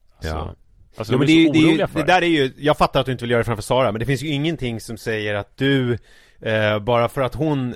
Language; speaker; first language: Swedish; native; Swedish